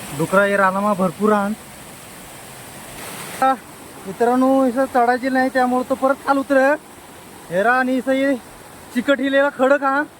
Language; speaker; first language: Marathi; non-native, local second language; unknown